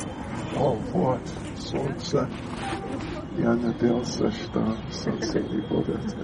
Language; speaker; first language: Russian; non-native, learner; English